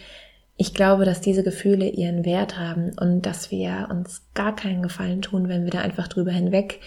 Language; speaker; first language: German; native; German